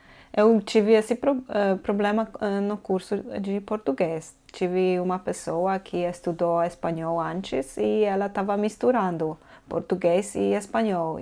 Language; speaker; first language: Portuguese; non-native, fluent; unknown